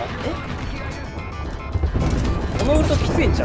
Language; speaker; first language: Japanese; native; Japanese